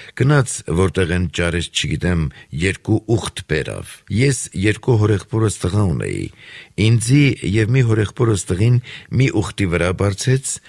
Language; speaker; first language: Armenian; native; Armenian